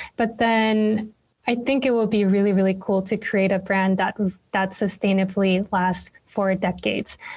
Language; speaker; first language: English; non-native, fluent; Korean